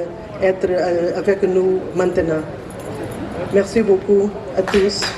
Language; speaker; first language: French; non-native, learner; Portuguese